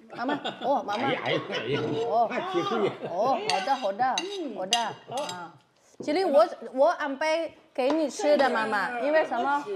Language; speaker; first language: Chinese; non-native, learner; Indonesian